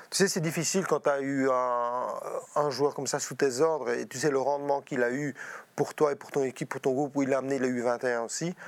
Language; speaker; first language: French; native; French